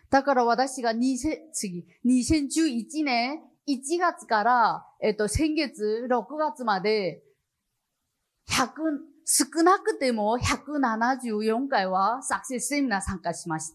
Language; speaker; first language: Japanese; non-native, learner; Chinese